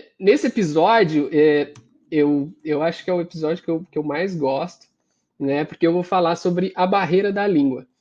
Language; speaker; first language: Portuguese; native; Portuguese